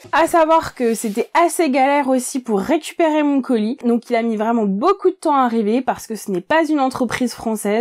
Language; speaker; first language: French; native; French